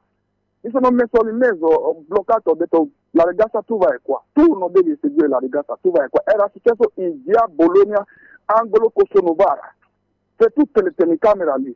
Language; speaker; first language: Italian; non-native, fluent; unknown